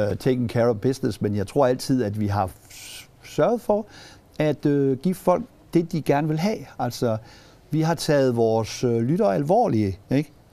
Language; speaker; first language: Danish; native; Danish